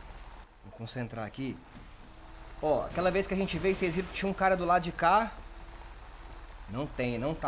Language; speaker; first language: Portuguese; native; Portuguese